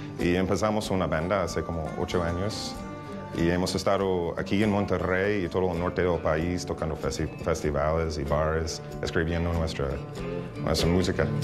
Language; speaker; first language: Spanish; non-native, fluent; English